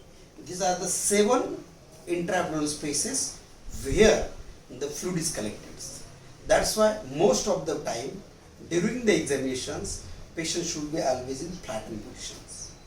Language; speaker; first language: English; non-native, local second language; Marathi